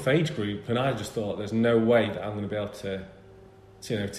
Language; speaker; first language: English; native; English